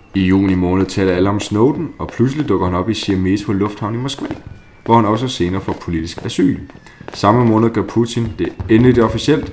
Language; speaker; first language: Danish; native; Danish